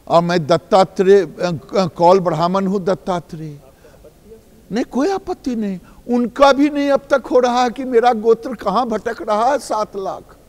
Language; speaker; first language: Hindi; native; Hindi